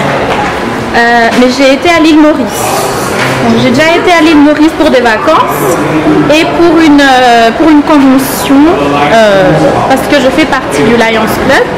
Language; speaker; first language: French; non-native, local second language; Malagasy